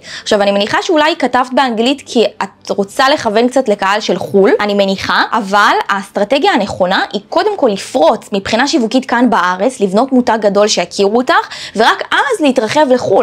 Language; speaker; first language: Hebrew; native; Hebrew